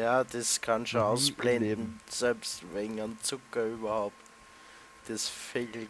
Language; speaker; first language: German; native; German